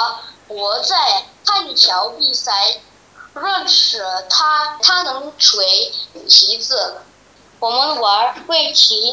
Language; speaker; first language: Chinese; non-native, learner; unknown